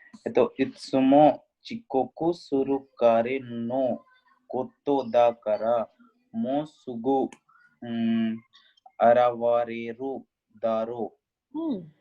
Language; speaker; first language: Japanese; non-native, learner; Hindi